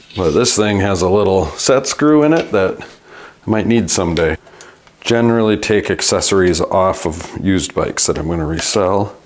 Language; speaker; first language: English; native; English